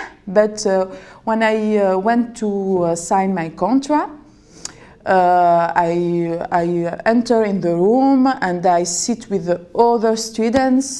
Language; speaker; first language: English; non-native, learner; French